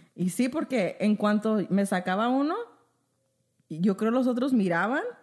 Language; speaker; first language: Spanish; early bilingual, heritage; Spanish